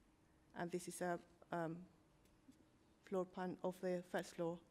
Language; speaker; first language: English; native; English